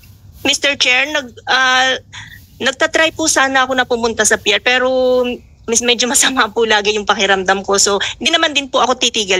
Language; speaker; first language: Filipino; native; Filipino